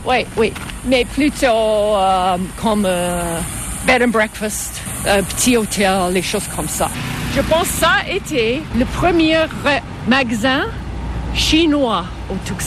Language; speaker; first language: French; non-native, fluent; English